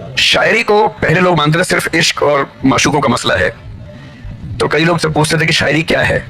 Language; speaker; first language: Hindi; native; Hindi